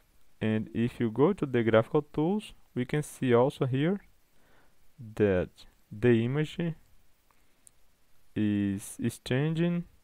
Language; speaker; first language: English; non-native, fluent; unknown